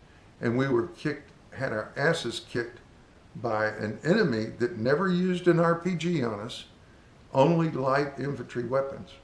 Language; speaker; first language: English; native; English